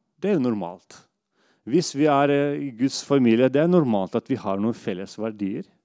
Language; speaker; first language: Norwegian; non-native, fluent; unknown